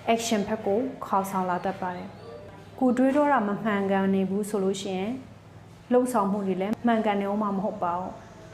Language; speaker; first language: Burmese; non-native, local second language; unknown